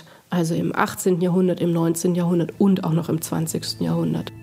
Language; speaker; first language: German; native; German